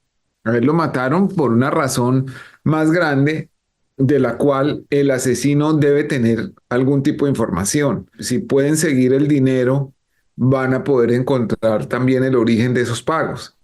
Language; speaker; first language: Spanish; native; Spanish